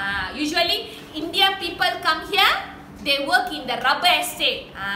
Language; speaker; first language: English; non-native, local second language; Tamil